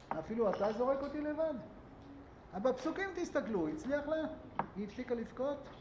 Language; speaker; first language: Hebrew; native; Hebrew